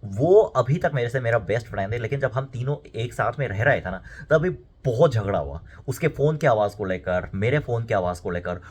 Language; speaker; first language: Hindi; non-native, fluent; Korean